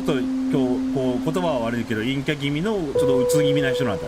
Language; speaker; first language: Japanese; native; Japanese